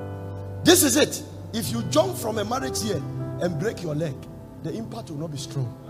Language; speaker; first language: English; non-native, local second language; Akan